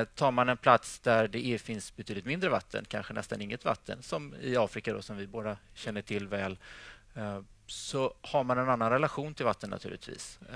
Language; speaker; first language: Swedish; native; Swedish